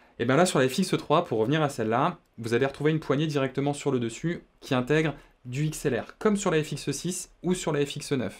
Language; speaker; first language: French; native; French